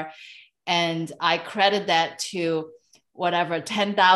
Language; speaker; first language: English; non-native, local second language; Cantonese